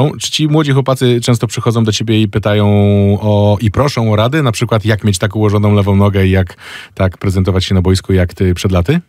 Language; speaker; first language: Polish; native; Polish